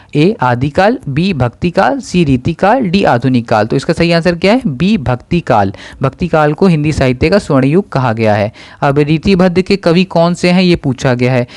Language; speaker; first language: Hindi; native; Hindi